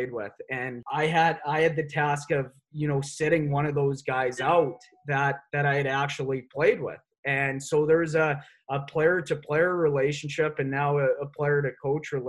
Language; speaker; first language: English; native; English